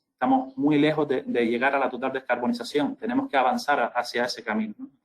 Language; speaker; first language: Spanish; native; Spanish